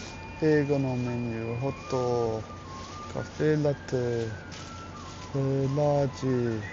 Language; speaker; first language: Japanese; non-native, learner; German